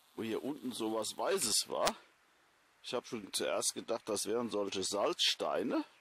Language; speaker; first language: German; native; German